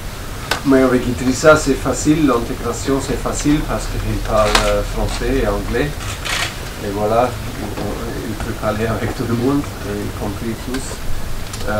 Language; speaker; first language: French; non-native, learner; German